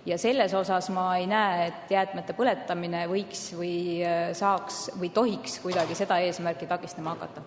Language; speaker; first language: Estonian; native; Estonian